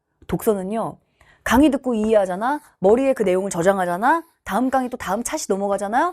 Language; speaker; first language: Korean; native; Korean